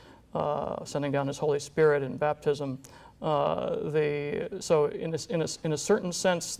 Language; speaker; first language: English; native; English